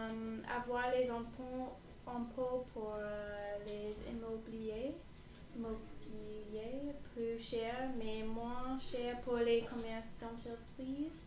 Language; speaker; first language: French; non-native, learner; English